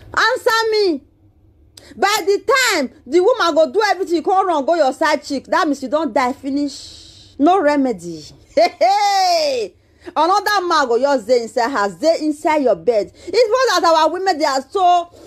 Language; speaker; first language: Nigerian Pidgin; non-native, local second language; Bini